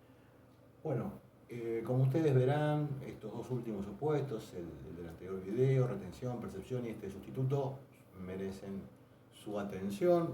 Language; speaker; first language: Spanish; native; Spanish